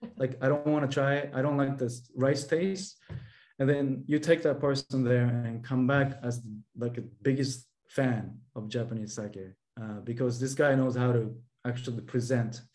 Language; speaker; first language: English; non-native, fluent; Japanese